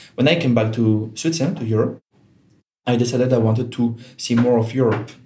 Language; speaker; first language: English; non-native, fluent; French